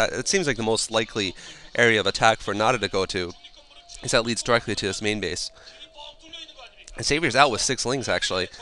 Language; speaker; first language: English; native; English